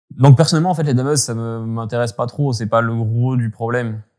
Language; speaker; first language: French; native; French